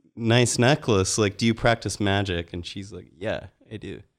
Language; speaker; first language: English; native; English